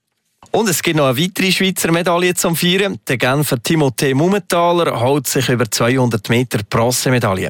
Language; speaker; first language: German; native; German